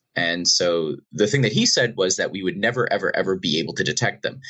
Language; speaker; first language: English; native; English